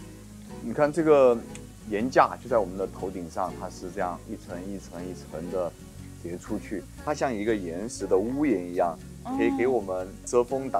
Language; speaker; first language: Chinese; native; Chinese